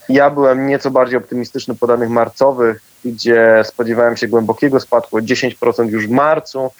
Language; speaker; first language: Polish; native; Polish